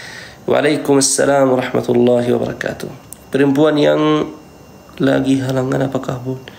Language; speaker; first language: Indonesian; non-native, fluent; Arabic